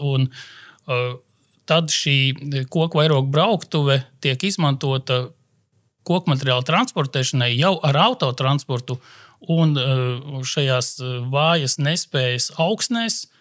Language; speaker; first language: Latvian; native; Latvian